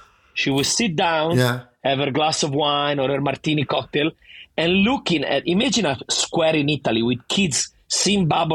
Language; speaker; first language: English; non-native, fluent; Italian